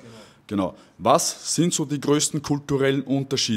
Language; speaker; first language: German; native; German